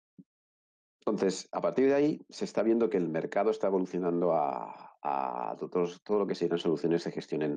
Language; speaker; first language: Spanish; native; Spanish